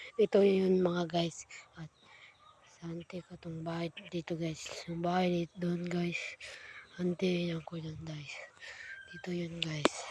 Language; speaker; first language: Filipino; non-native, local second language; Cebuano